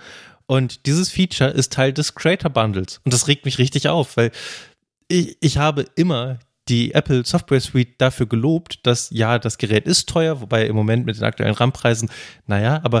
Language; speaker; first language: German; native; German